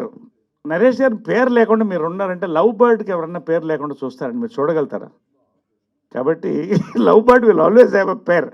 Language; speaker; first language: Telugu; native; Telugu